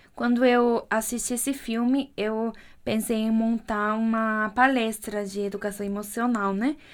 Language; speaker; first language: Portuguese; non-native, fluent; Korean